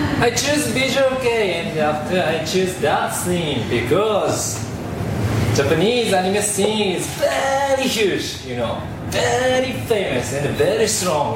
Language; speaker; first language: English; non-native, learner; Japanese